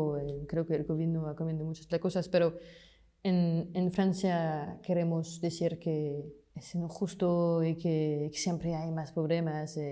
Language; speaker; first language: Spanish; non-native, fluent; French